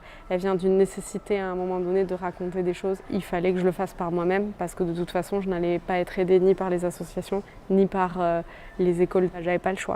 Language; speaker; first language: French; native; French